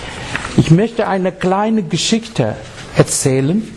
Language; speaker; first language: German; non-native, learner; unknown